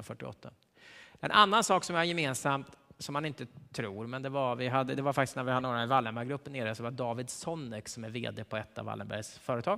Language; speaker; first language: Swedish; native; Swedish